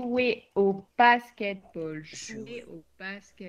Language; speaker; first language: French; non-native, fluent; English